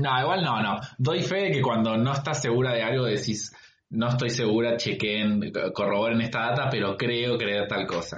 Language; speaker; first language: Spanish; native; Spanish